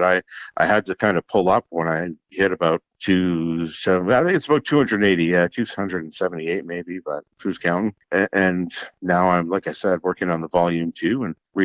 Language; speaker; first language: English; native; English